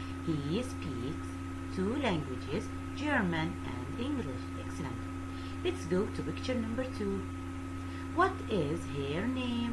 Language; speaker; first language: English; non-native, fluent; Arabic